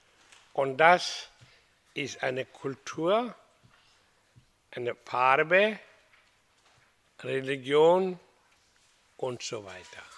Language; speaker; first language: German; non-native, learner; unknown